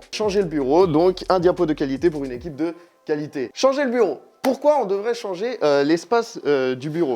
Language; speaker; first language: French; native; French